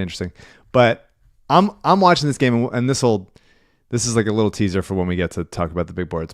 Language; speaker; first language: English; native; English